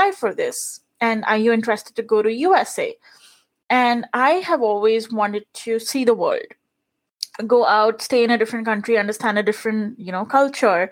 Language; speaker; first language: English; non-native, local second language; Punjabi